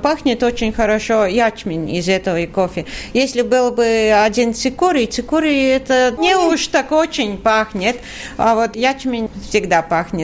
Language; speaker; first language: Russian; non-native, local second language; Latvian